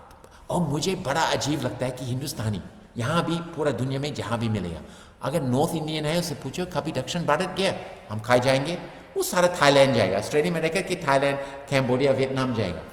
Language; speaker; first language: Hindi; non-native, fluent; English